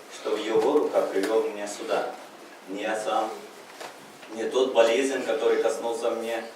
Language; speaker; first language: Russian; non-native, local second language; Uzbek